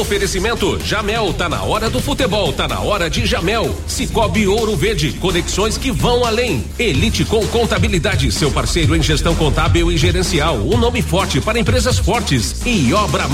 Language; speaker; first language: Portuguese; native; Portuguese